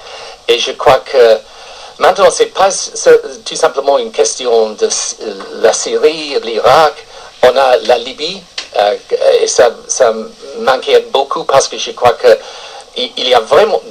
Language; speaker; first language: French; non-native, fluent; English